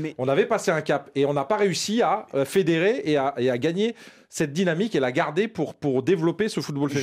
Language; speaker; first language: French; native; French